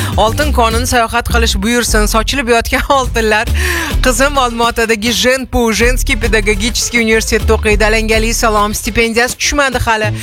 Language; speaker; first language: Uzbek; native; Uzbek